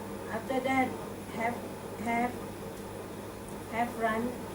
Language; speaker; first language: English; non-native, learner; Thai